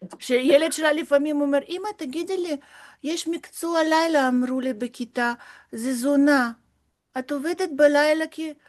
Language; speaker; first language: Hebrew; non-native, fluent; Russian